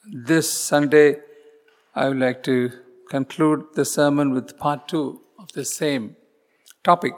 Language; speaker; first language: English; non-native, local second language; Tamil